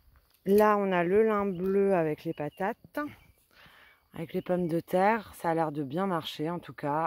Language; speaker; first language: French; native; French